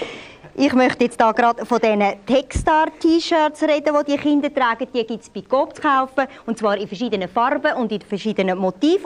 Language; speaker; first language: German; native; German